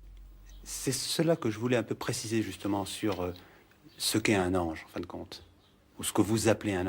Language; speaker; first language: French; native; French